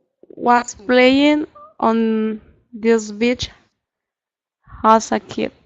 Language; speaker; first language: English; non-native, learner; Spanish